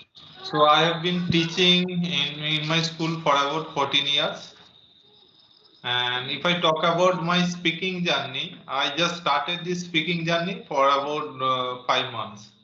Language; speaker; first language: English; non-native, learner; Bangla